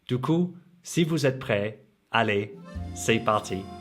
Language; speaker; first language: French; non-native, fluent; English